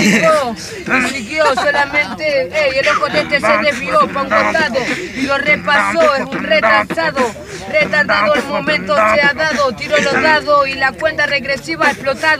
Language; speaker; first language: Spanish; native; Spanish